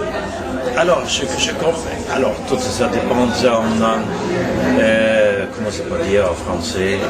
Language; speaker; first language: French; non-native, learner; Norwegian